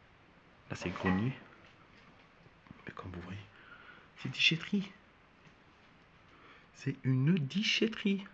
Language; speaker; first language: French; native; French